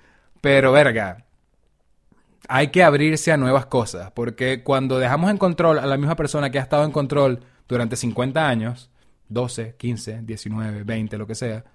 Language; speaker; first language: Spanish; native; Spanish